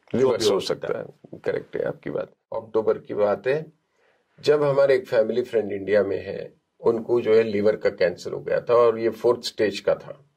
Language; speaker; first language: Hindi; non-native, local second language; Gujarati